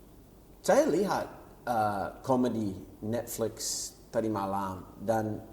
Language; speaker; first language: Indonesian; non-native, fluent; English